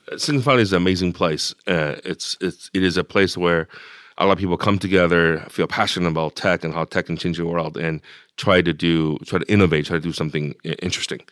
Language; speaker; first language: English; non-native, fluent; Chinese